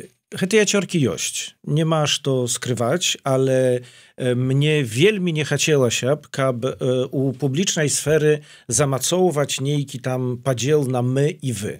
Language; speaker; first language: Polish; non-native, learner; Belarusian